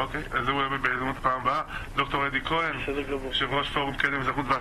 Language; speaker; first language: Hebrew; native; Hebrew